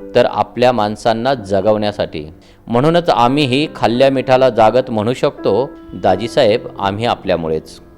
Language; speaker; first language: Marathi; non-native, local second language; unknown